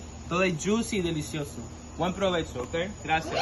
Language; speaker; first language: Spanish; early bilingual, heritage; Spanish